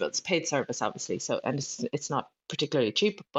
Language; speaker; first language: English; native; English